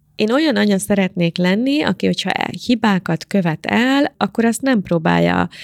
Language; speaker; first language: Hungarian; native; Hungarian